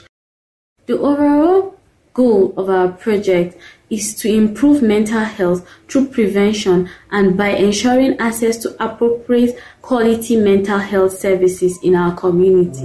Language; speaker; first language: English; non-native, local second language; Hausa